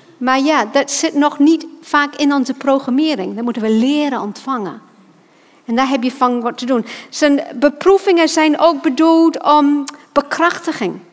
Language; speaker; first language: Dutch; non-native, fluent; English